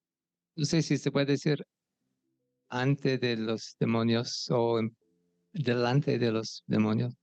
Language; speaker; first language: Spanish; non-native, fluent; English